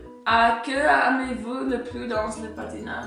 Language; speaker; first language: French; non-native, learner; English